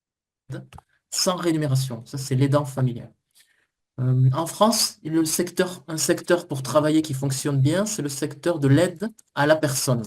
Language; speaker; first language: French; native; French